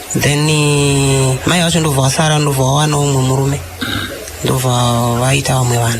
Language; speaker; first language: Shona; non-native, fluent; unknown